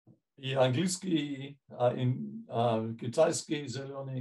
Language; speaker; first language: Russian; non-native, fluent; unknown